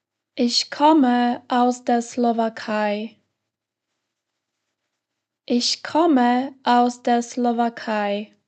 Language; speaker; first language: German; non-native, fluent; Slovak